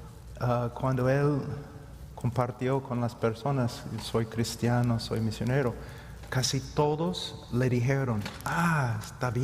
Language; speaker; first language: Spanish; non-native, fluent; English